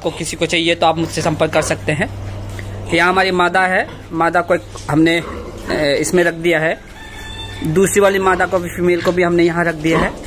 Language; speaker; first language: Hindi; non-native, local second language; Assamese